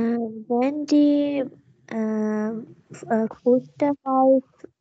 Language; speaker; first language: German; non-native, learner; Persian